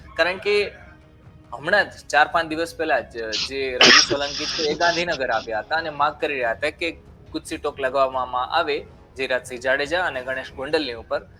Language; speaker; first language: Gujarati; native; Gujarati